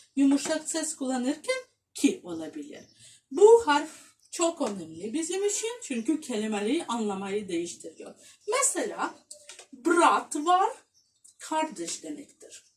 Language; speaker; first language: Turkish; non-native, fluent; Russian